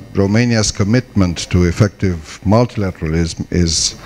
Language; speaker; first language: English; non-native, fluent; Romanian